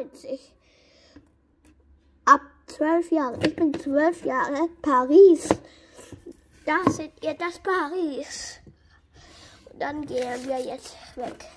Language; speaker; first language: German; early bilingual, other home language; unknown